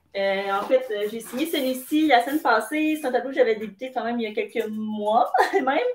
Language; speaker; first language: French; native; French